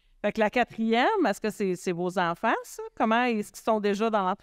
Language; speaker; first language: French; native; French